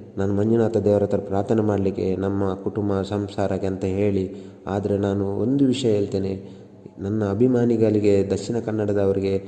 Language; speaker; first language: Kannada; native; Kannada